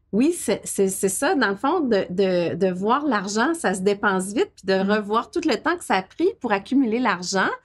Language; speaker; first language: French; native; French